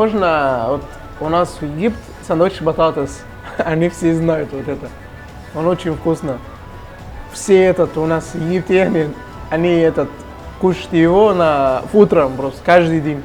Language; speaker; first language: Russian; non-native, learner; Arabic